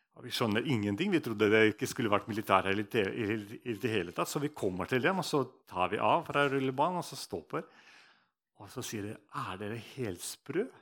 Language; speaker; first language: Norwegian; non-native, fluent; Russian